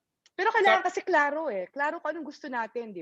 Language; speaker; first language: Filipino; native; Filipino